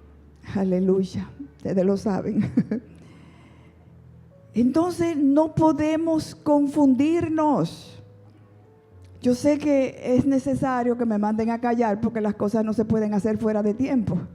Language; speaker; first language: Spanish; native; Spanish